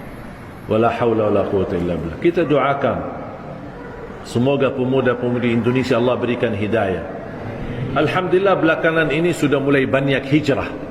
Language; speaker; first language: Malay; non-native, fluent; Arabic